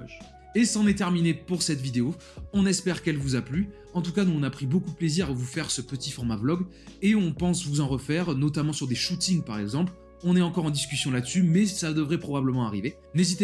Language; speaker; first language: French; native; French